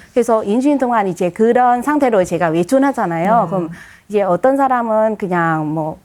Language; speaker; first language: Korean; non-native, fluent; Vietnamese